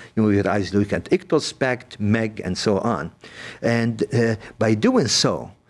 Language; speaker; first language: English; non-native, fluent; Arabic